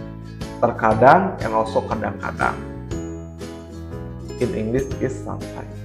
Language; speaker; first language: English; non-native, learner; Indonesian